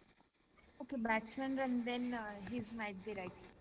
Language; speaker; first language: English; non-native, learner; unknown